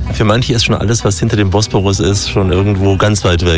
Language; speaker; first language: German; native; German